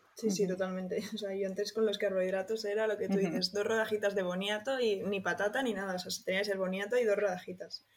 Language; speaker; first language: Spanish; native; Spanish